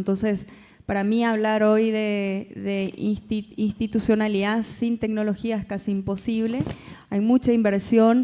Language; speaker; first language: Spanish; native; Spanish